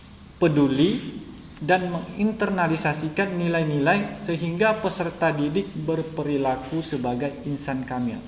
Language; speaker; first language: Indonesian; native; Indonesian